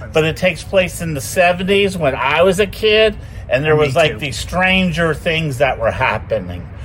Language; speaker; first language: English; native; English